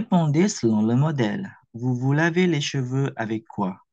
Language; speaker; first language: French; non-native, fluent; Indonesian